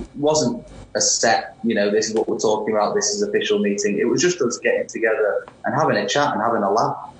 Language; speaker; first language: English; native; English